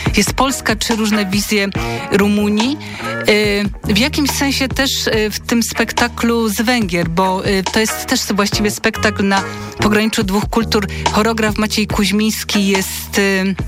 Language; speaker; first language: Polish; native; Polish